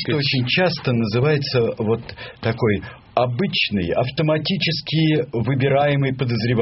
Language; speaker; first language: Russian; native; Russian